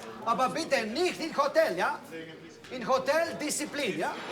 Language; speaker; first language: German; non-native, learner; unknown